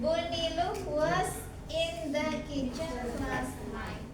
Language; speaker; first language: English; non-native, learner; Indonesian